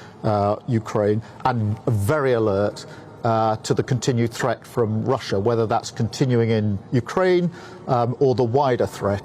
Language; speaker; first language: English; native; English